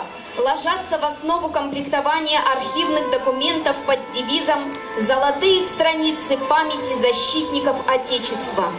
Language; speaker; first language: Russian; native; Russian